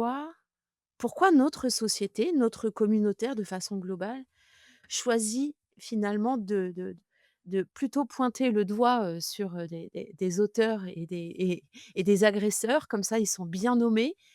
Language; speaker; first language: French; native; French